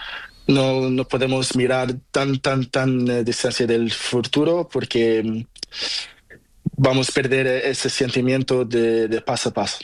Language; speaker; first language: Spanish; non-native, learner; Portuguese